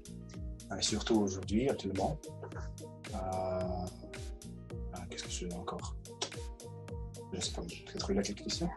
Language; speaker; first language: French; non-native, learner; Russian